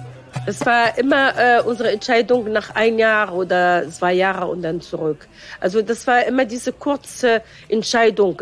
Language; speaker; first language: German; non-native, fluent; Arabic